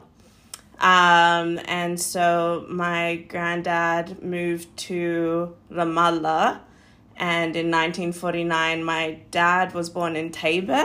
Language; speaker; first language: English; native; English